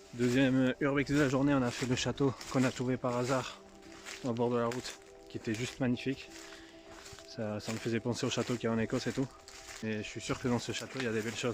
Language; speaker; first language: French; native; French